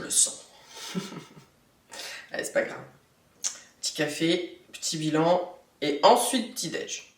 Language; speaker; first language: French; native; French